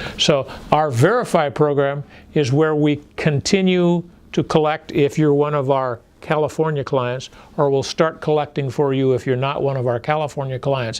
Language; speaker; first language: English; native; English